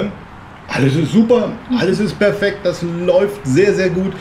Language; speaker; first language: German; native; German